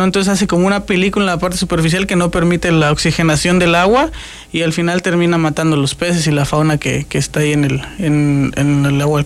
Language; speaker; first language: Spanish; native; Spanish